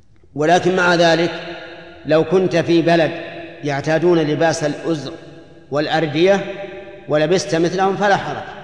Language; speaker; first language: Arabic; native; Arabic